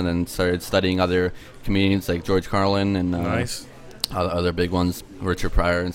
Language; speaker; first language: English; early bilingual, other home language; Polish